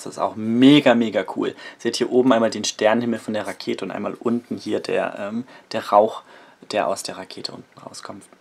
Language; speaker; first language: German; native; German